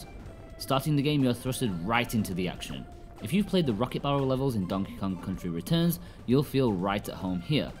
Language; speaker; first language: English; native; English